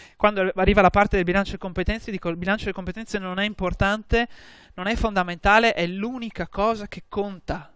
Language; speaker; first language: Italian; native; Italian